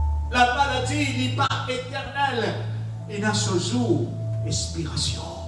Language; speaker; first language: French; non-native, local second language; Morisyen